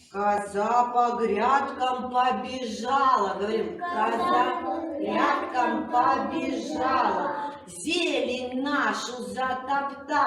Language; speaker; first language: Russian; native; Russian